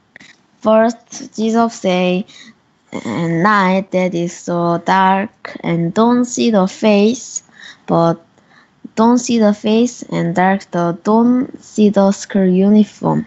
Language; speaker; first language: English; non-native, learner; Korean